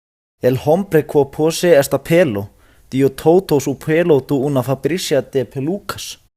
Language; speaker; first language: Spanish; non-native, learner; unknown